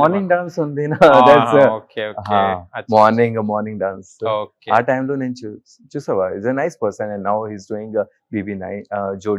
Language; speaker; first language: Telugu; non-native, learner; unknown